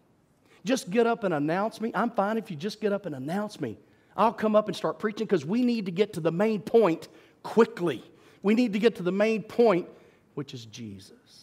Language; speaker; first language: English; native; English